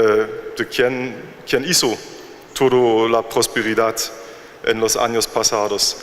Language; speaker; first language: Spanish; non-native, learner; German